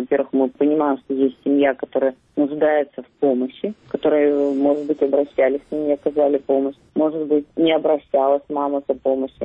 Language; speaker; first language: Russian; native; Russian